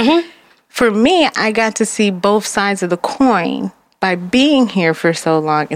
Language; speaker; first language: English; early bilingual, other home language; Jamaican Creole English